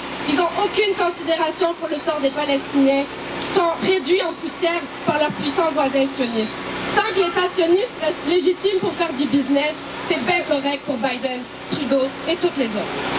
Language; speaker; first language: French; native; French